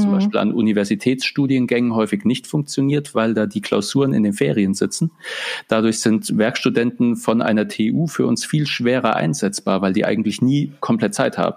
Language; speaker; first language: German; native; German